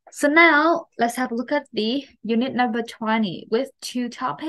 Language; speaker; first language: English; non-native, fluent; Vietnamese